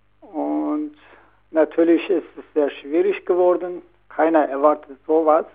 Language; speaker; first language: German; non-native, learner; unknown